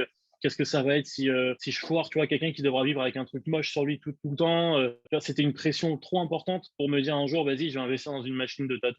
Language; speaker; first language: French; native; French